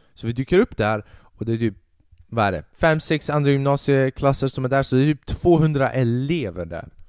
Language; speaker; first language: Swedish; early bilingual, other home language; Albanian